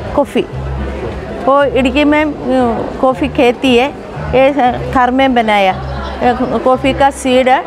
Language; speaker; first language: Hindi; non-native, local second language; Malayalam